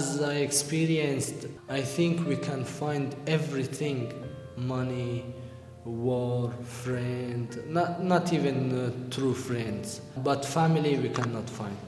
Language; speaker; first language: English; non-native, learner; Persian